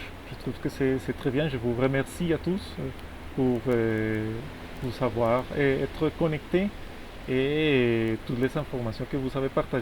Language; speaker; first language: French; non-native, fluent; Spanish